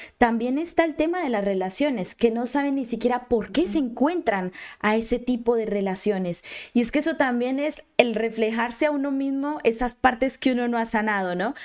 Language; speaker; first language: Spanish; native; Spanish